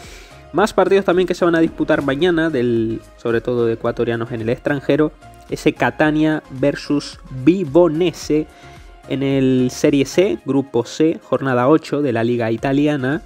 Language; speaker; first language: Spanish; native; Spanish